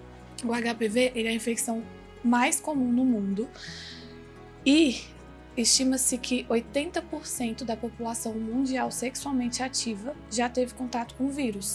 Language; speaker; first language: Portuguese; native; Portuguese